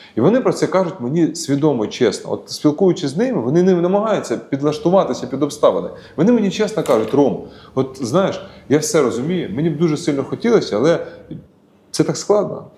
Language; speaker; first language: Ukrainian; non-native, local second language; Russian